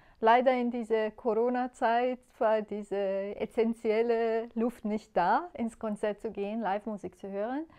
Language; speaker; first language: German; non-native, fluent; Persian